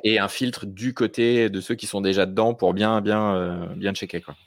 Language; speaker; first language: French; native; French